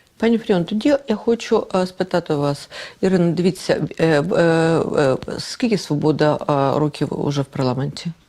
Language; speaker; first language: Ukrainian; non-native, local second language; Russian